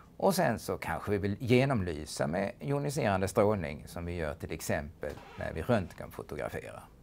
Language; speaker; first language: Swedish; native; Swedish